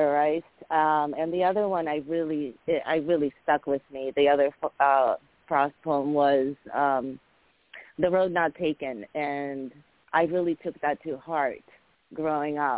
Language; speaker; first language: English; early bilingual, other home language; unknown